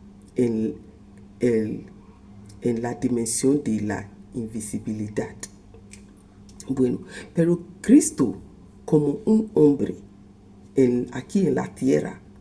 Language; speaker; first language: Spanish; non-native, fluent; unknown